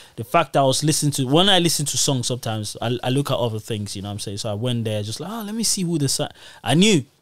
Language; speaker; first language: English; native; English